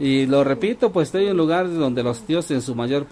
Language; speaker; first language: Spanish; native; Spanish